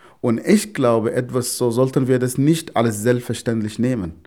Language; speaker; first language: German; non-native, fluent; Arabic